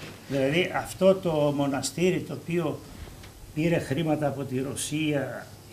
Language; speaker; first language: Greek; native; Greek